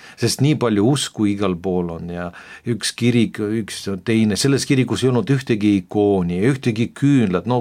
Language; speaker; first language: Estonian; non-native, local second language; Russian